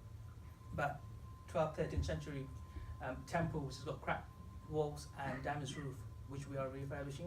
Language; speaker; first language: English; non-native, fluent; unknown